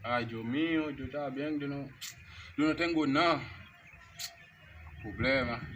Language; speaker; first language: Spanish; non-native, learner; Haitian Creole